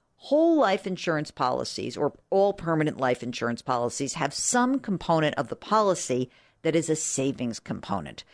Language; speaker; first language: English; native; English